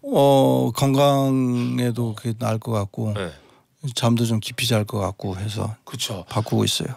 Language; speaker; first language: Korean; native; Korean